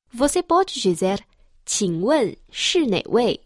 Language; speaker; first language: Portuguese; non-native, fluent; Chinese